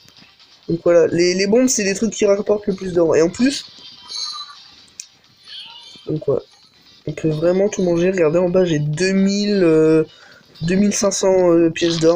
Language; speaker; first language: French; native; French